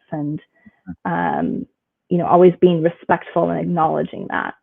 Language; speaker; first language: English; native; English